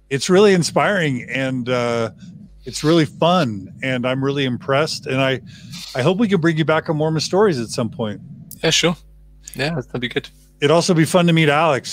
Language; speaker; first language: English; native; English